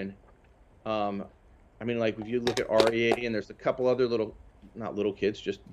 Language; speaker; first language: English; native; English